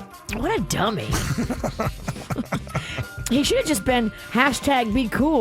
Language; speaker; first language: English; native; English